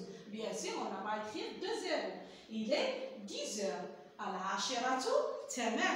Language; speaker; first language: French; non-native, local second language; Arabic